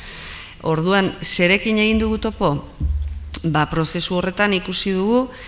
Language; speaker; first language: Basque; native; Basque